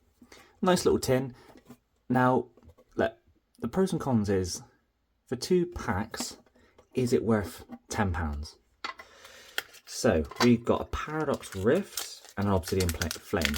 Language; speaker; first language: English; native; English